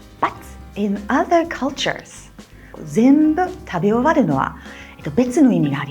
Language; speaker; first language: Japanese; non-native, fluent; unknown